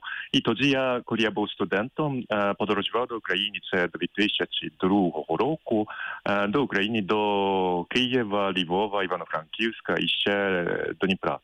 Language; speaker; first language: Ukrainian; non-native, fluent; Japanese